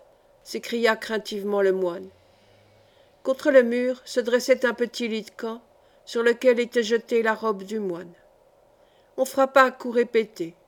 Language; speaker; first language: French; native; French